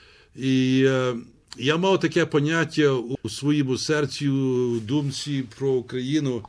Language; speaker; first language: Ukrainian; early bilingual, heritage; Ukrainian